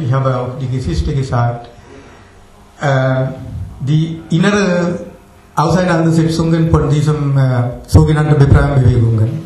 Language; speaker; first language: German; non-native, learner; Tamil